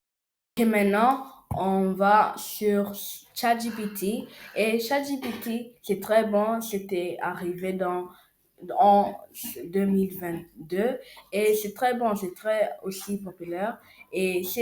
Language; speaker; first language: French; non-native, learner; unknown